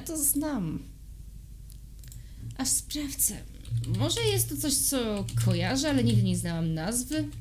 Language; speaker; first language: Polish; native; Polish